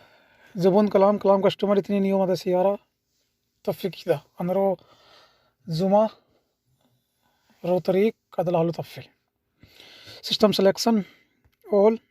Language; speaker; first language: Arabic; non-native, learner; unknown